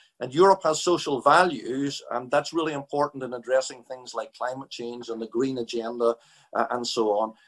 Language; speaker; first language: English; native; English